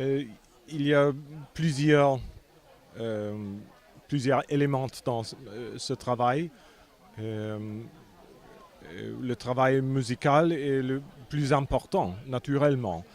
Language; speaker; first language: French; non-native, fluent; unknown